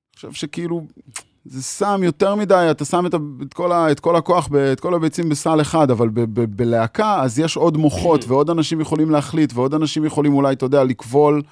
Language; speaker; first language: Hebrew; native; Hebrew